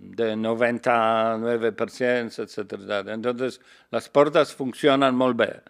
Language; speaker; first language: Catalan; non-native, learner; Polish